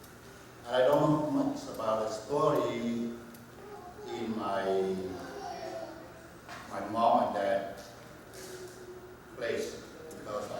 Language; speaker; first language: English; non-native, learner; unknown